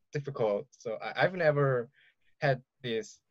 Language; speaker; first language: English; non-native, learner; Korean